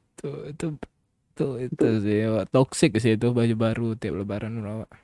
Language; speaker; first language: Indonesian; native; Indonesian